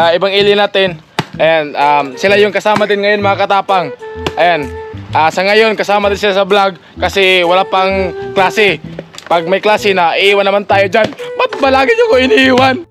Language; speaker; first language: Filipino; non-native, local second language; Cebuano